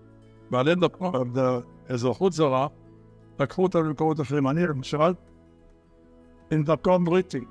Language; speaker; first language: Hebrew; early bilingual, other home language; Arabic